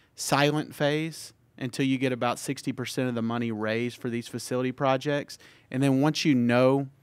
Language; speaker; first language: English; native; English